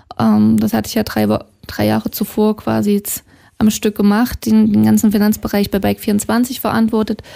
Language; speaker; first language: German; native; German